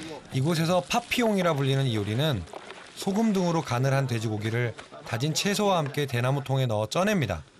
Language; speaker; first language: Korean; native; Korean